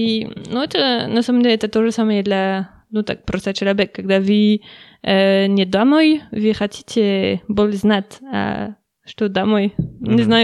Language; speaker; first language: Russian; non-native, learner; French